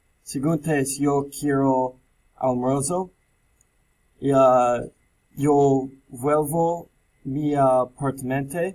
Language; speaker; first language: Spanish; non-native, learner; English